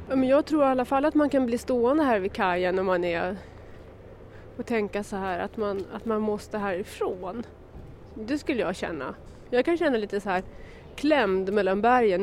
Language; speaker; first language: Swedish; native; Swedish